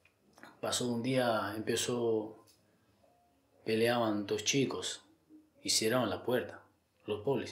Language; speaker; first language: Spanish; non-native, learner; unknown